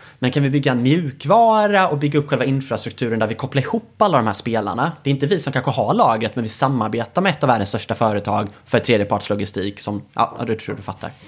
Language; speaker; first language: Swedish; native; Swedish